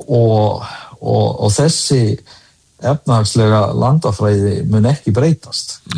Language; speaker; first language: Icelandic; early bilingual, other home language; Danish